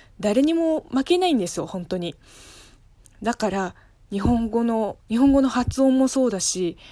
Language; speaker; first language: Japanese; non-native, fluent; Chinese